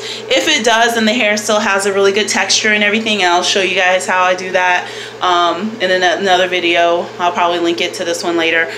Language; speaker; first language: English; native; English